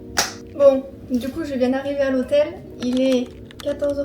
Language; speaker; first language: French; native; French